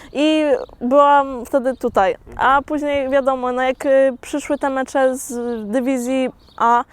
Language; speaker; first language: Polish; early bilingual, heritage; Polish